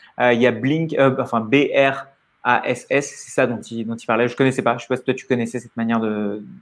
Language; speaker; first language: French; native; French